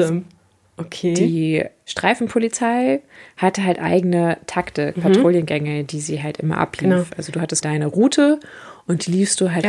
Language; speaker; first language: German; native; German